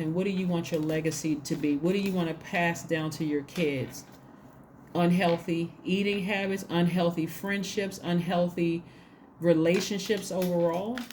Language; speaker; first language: English; native; English